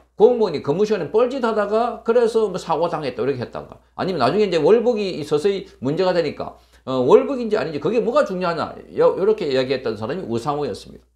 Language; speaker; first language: Korean; native; Korean